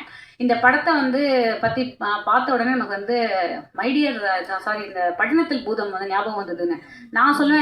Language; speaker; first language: Tamil; native; Tamil